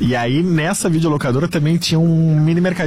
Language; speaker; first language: Portuguese; native; Portuguese